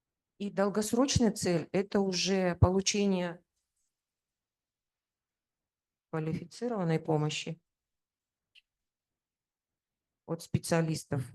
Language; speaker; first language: Russian; native; Russian